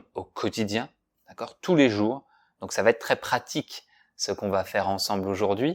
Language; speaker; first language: French; native; French